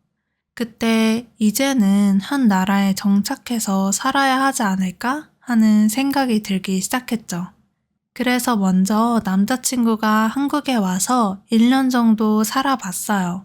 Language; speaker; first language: Korean; native; Korean